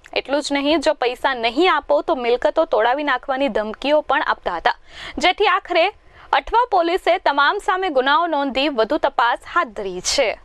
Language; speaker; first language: Gujarati; native; Gujarati